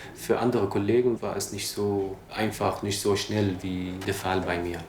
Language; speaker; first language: German; non-native, fluent; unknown